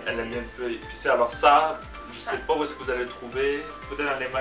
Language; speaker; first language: French; native; French